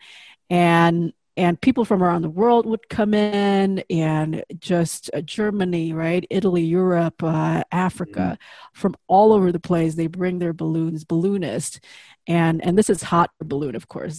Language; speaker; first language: English; non-native, fluent; Indonesian